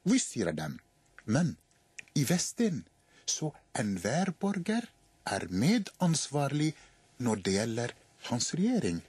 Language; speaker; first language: Norwegian; non-native, fluent; Arabic